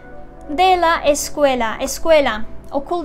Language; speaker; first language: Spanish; non-native, fluent; Turkish